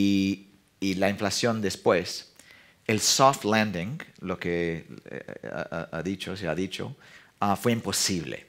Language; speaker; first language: Spanish; non-native, fluent; English